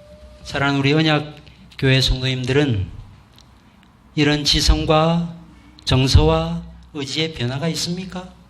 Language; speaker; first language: Korean; native; Korean